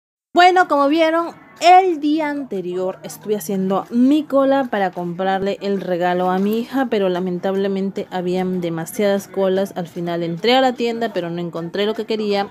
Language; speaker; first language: Spanish; native; Spanish